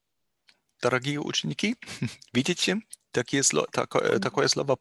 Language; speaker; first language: Russian; non-native, learner; German